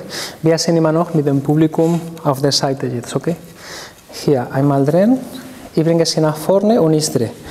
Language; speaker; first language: German; non-native, fluent; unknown